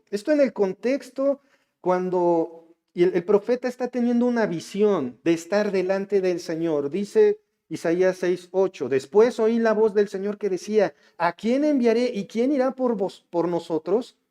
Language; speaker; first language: Spanish; native; Spanish